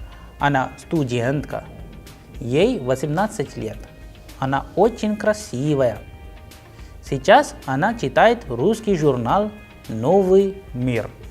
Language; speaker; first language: Russian; non-native, fluent; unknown